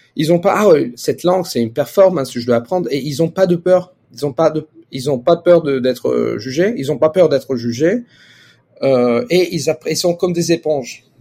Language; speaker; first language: French; non-native, fluent; Italian